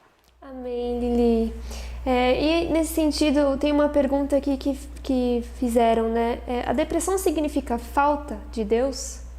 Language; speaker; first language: Portuguese; native; Portuguese